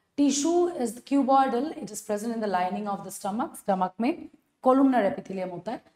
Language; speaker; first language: English; non-native, local second language; Assamese